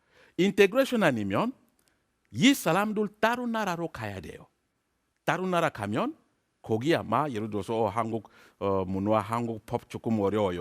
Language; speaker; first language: Korean; non-native, learner; French